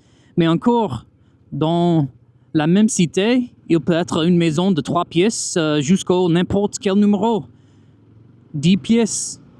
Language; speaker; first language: French; non-native, fluent; English